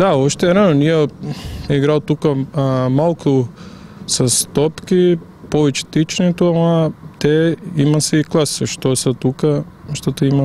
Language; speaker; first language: Bulgarian; non-native, learner; Portuguese